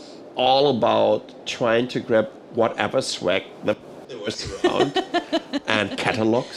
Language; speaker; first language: English; non-native, fluent; German